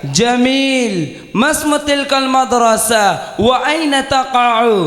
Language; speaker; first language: Arabic; non-native, learner; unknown